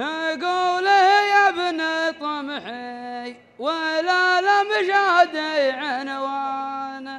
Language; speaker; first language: Arabic; native; Arabic